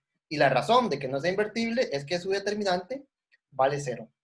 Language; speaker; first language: Spanish; native; Spanish